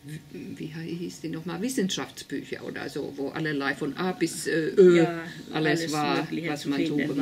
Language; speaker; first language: German; non-native, fluent; Finnish